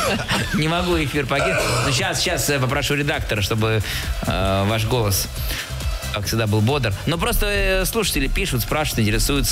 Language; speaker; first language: Russian; native; Russian